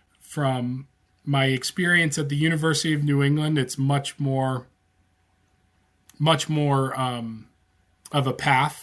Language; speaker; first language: English; native; English